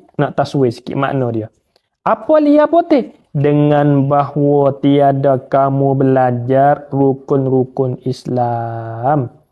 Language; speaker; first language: Malay; native; Malay